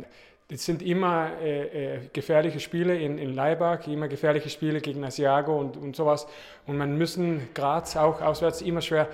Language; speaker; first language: German; non-native, fluent; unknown